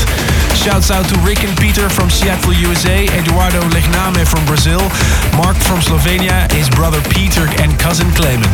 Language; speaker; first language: English; non-native, fluent; Dutch